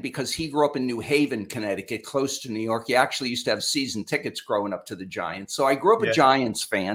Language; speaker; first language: English; native; English